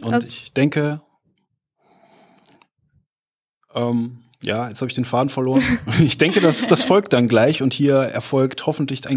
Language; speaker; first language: German; native; German